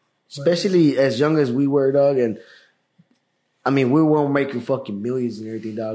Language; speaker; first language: English; early bilingual, other home language; Spanish